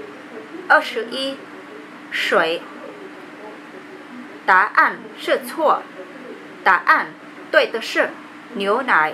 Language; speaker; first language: Chinese; non-native, learner; Vietnamese